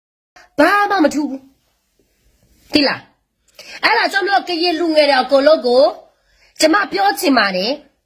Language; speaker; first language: Burmese; non-native, local second language; S'gaw Karen